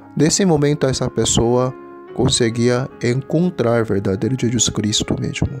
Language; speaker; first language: Portuguese; non-native, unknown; Korean